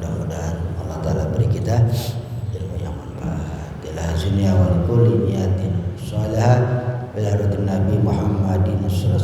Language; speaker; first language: Malay; native; Malay